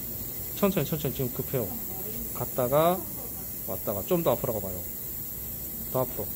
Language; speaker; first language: Korean; native; Korean